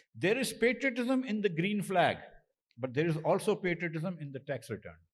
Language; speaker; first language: English; non-native, local second language; Urdu